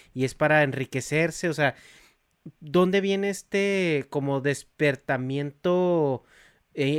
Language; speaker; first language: Spanish; native; Spanish